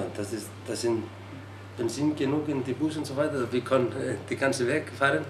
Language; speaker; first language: German; non-native, learner; Icelandic